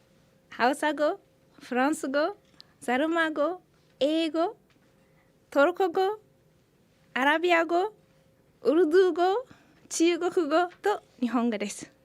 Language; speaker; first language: Japanese; non-native, fluent; Hausa